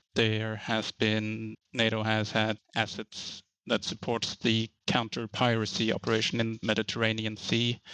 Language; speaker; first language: English; non-native, fluent; Norwegian